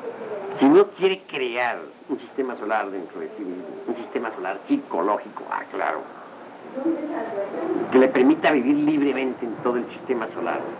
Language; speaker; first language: Spanish; native; Spanish